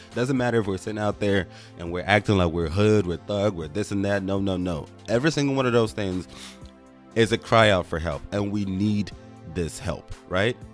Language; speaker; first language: English; non-native, local second language; Igbo